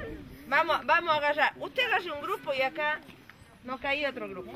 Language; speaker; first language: Spanish; native; Spanish